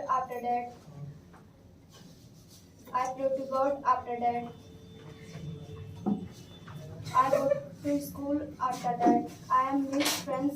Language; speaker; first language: English; non-native, learner; Hindi